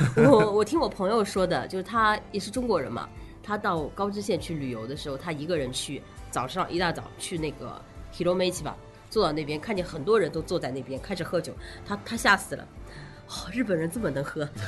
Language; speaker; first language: Chinese; native; Chinese